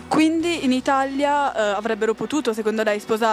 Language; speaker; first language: Italian; native; Italian